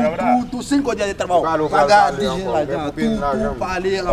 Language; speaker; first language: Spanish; non-native, learner; Haitian Creole